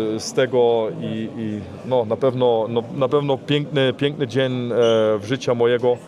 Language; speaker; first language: Polish; early bilingual, heritage; Polish